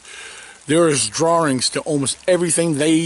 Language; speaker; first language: English; native; English